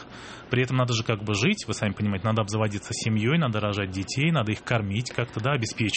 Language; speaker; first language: Russian; native; Russian